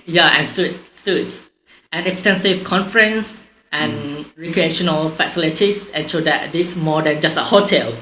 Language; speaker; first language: English; non-native, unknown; Thai